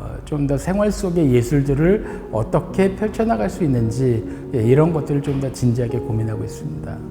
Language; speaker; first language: Korean; native; Korean